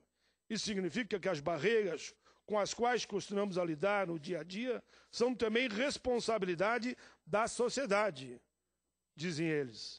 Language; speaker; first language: Portuguese; native; Portuguese